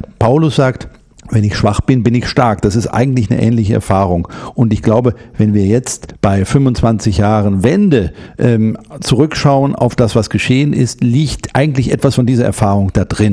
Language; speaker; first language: German; native; German